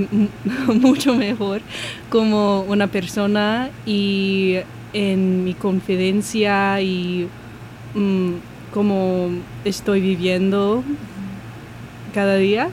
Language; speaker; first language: Spanish; non-native, learner; English